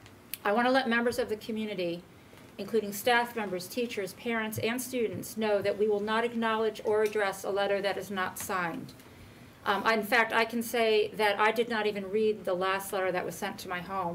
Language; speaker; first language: English; native; English